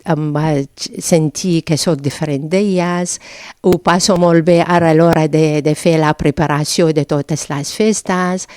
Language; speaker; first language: Catalan; non-native, fluent; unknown